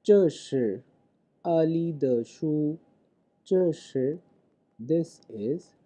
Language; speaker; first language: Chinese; non-native, fluent; Urdu